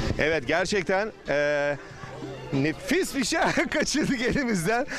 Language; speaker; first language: Turkish; native; Turkish